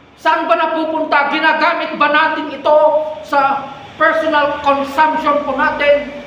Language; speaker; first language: Filipino; non-native, local second language; Iloko